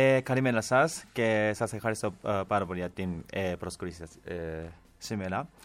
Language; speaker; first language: Greek; non-native, fluent; Japanese